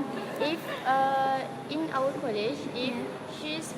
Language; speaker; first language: English; non-native, learner; Malay